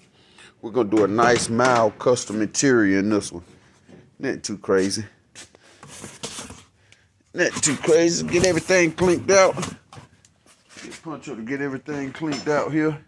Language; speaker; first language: English; native; English